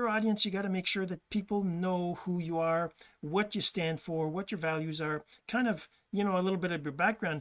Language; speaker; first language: English; early bilingual, other home language; French